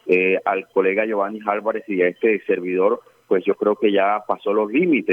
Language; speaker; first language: Spanish; native; Spanish